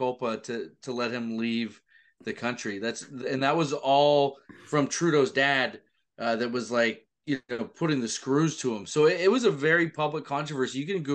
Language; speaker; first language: English; native; English